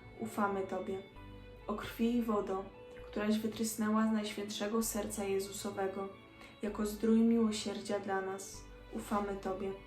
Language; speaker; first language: Polish; native; Polish